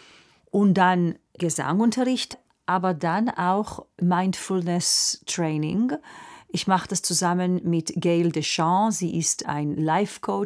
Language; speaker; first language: German; non-native, fluent; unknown